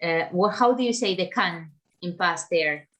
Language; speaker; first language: English; non-native, fluent; Spanish